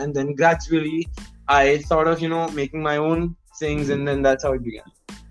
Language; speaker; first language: English; non-native, local second language; Hindi